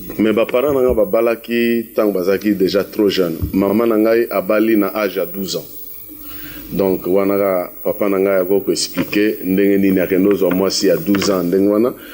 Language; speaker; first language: Lingala; non-native, local second language; Kituba (Democratic Republic of Congo)